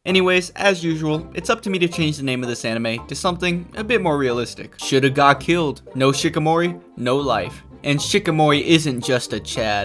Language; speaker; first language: English; native; English